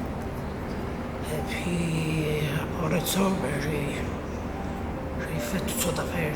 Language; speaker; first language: French; native; French